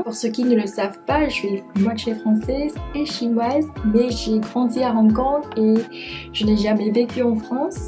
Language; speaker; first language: French; early bilingual, heritage; Cantonese